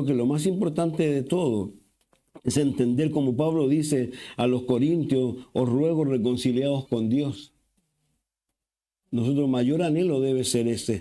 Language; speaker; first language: Spanish; native; Spanish